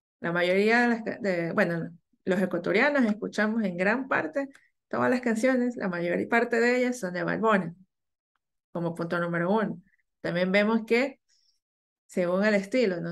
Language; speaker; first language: Spanish; native; Spanish